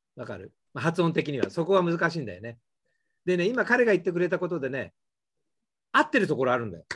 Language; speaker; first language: Japanese; native; Japanese